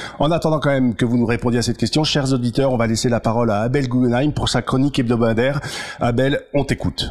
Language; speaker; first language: French; native; French